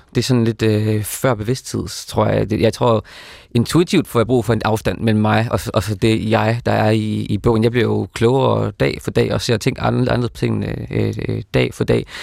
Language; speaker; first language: Danish; native; Danish